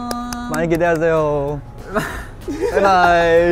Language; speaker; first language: Korean; non-native, learner; Chinese